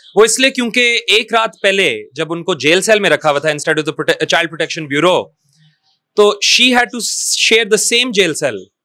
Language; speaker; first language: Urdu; non-native, local second language; Punjabi